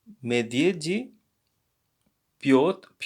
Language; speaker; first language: Russian; non-native, learner; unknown